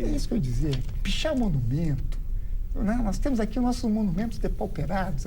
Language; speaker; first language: Portuguese; native; Portuguese